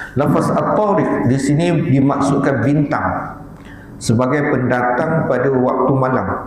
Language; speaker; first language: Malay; native; Malay